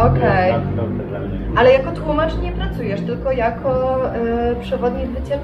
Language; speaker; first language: Polish; native; Polish